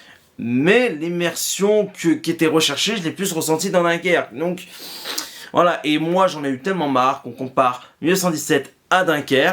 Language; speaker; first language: French; native; French